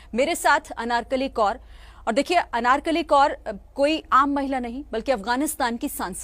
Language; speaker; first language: Hindi; native; Hindi